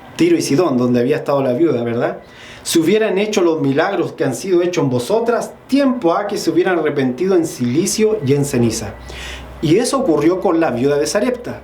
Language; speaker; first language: Spanish; native; Spanish